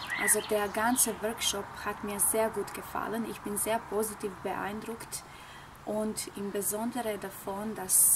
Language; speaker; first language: German; non-native, fluent; Croatian